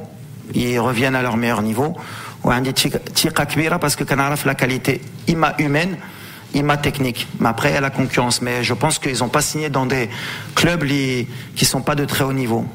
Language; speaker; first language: French; non-native, local second language; Arabic